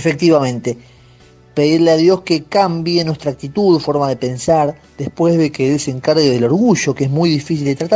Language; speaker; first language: Spanish; native; Spanish